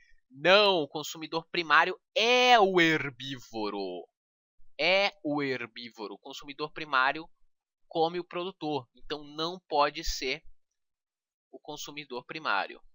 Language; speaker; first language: Portuguese; native; Portuguese